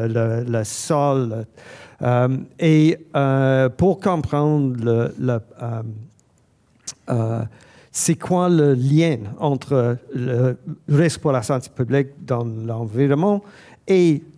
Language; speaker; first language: French; non-native, fluent; English